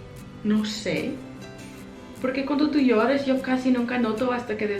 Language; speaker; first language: Spanish; non-native, fluent; English